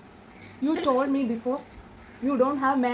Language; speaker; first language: English; non-native, learner; Malayalam